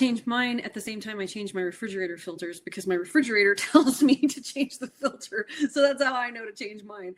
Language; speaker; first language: English; native; English